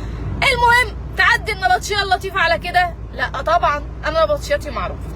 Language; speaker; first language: Arabic; native; Arabic